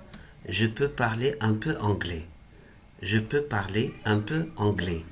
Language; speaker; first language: French; non-native, fluent; Arabic